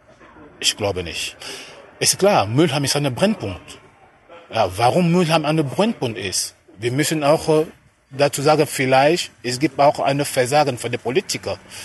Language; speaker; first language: German; non-native, fluent; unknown